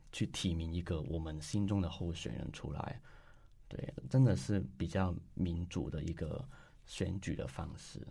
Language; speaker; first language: Chinese; non-native, local second language; Cantonese